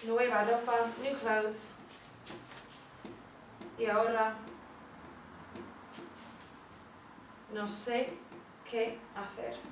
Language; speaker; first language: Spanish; non-native, fluent; English